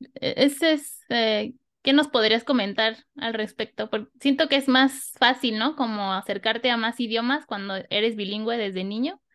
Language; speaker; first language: Spanish; native; Spanish